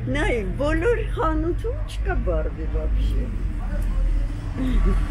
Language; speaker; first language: Armenian; native; Armenian